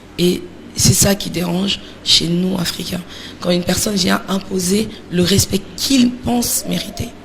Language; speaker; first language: French; native; French